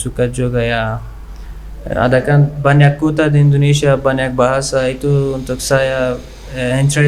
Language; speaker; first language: Indonesian; non-native, learner; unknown